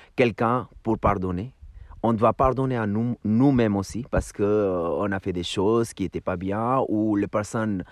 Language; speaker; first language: French; non-native, fluent; Hindi